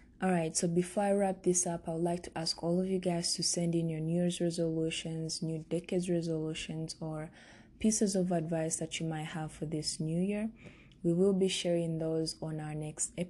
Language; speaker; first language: English; non-native, local second language; Kinyarwanda